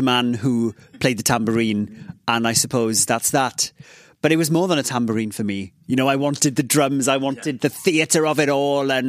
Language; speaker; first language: English; non-native, local second language; Welsh